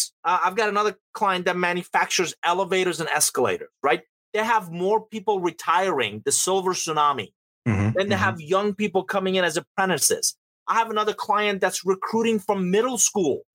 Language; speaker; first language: English; non-native, fluent; Persian